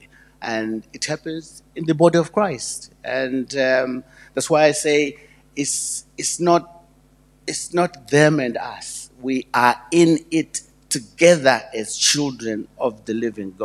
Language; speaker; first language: English; non-native, local second language; Shona